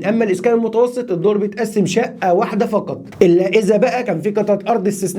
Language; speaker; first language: Arabic; native; Arabic